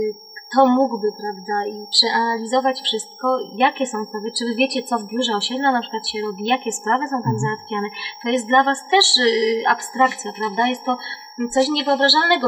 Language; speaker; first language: Polish; native; Polish